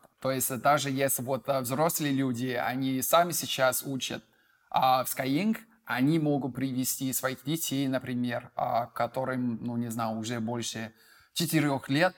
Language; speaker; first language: Russian; non-native, fluent; English